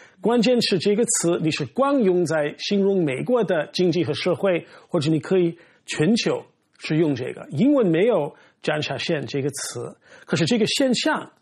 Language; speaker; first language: Chinese; non-native, fluent; English